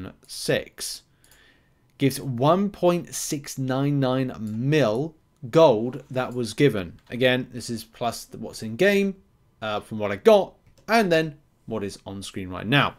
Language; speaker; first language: English; native; English